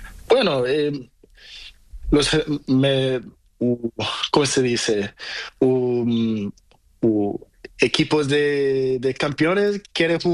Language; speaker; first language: Spanish; non-native, learner; Portuguese